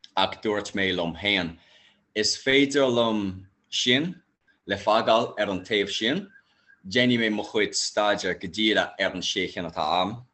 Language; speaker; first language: Irish; non-native, local second language; English